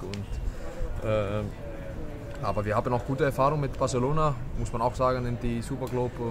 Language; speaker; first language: German; non-native, fluent; Icelandic